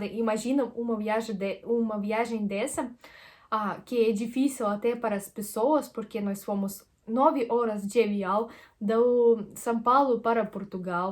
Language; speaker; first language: Portuguese; non-native, fluent; Russian